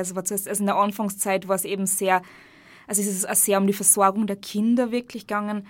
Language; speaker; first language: German; native; German